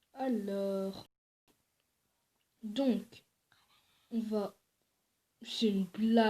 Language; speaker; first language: French; native; French